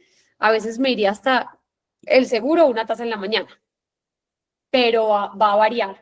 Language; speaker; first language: Spanish; native; Spanish